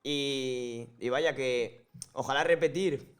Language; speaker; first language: Spanish; native; Spanish